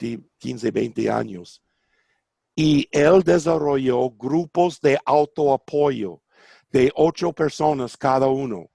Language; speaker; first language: Spanish; non-native, fluent; English